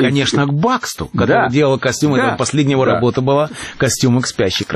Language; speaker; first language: Russian; native; Russian